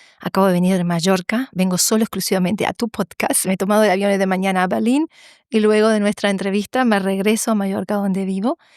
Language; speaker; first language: Spanish; native; Spanish